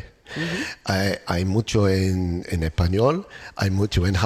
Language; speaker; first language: Spanish; non-native, learner; English